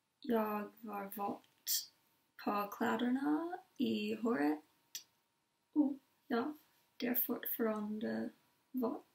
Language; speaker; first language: Swedish; non-native, learner; English